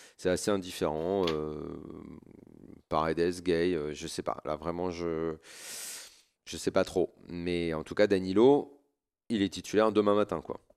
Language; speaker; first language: French; native; French